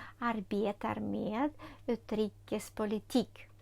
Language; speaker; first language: Swedish; non-native, fluent; Ukrainian